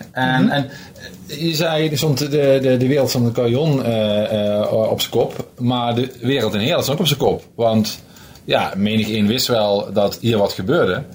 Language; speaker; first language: Dutch; native; Dutch